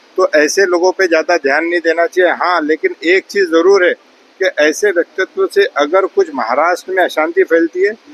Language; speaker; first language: Hindi; non-native, local second language; Marathi